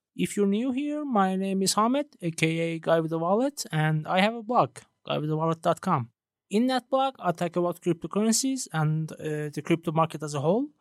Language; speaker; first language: English; non-native, fluent; Persian